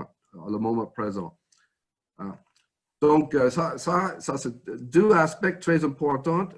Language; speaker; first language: French; non-native, fluent; English